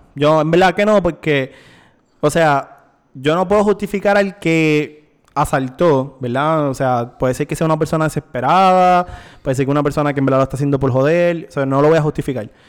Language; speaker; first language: Spanish; native; Spanish